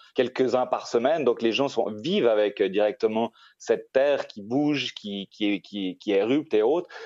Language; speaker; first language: French; native; French